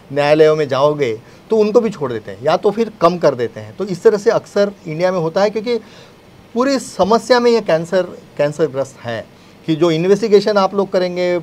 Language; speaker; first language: Hindi; native; Hindi